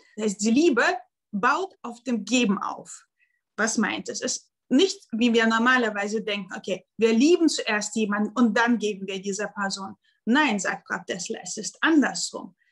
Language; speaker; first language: German; non-native, fluent; Russian